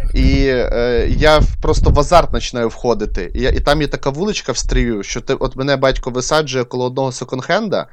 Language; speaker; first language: Ukrainian; non-native, local second language; Russian